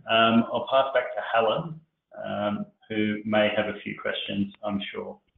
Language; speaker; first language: English; native; English